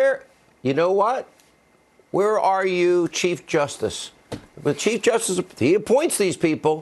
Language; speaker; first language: English; native; English